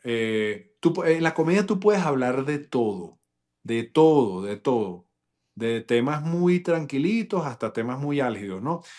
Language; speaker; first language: Spanish; non-native, local second language; English